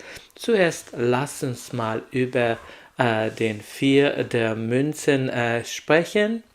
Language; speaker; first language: German; non-native, learner; Hungarian